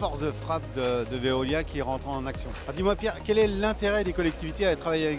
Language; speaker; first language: French; native; French